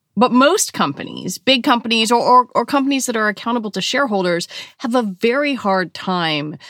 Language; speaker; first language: English; native; English